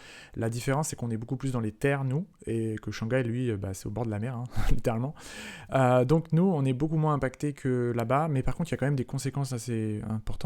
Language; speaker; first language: French; native; French